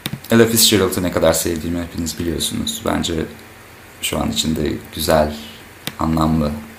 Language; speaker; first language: Turkish; native; Turkish